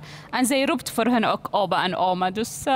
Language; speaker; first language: Dutch; non-native, learner; Arabic